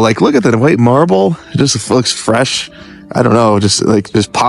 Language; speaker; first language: English; native; English